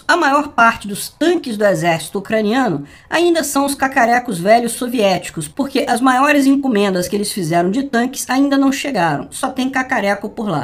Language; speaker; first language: Portuguese; native; Portuguese